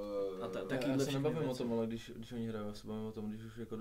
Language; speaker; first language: Czech; native; Czech